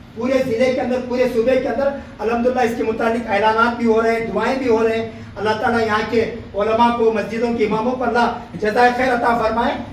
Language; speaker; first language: Hindi; non-native, local second language; Urdu